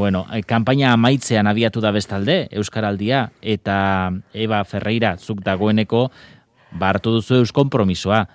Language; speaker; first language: Basque; native; Basque